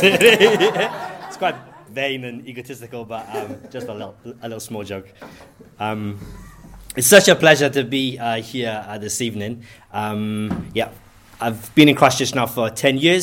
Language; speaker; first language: English; native; English